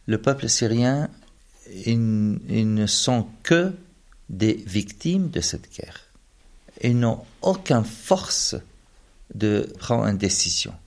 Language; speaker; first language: French; non-native, fluent; Arabic